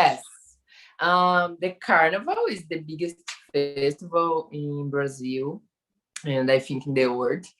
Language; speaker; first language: English; non-native, learner; Portuguese